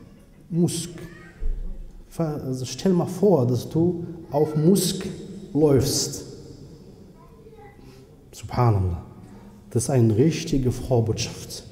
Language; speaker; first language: German; non-native, fluent; Arabic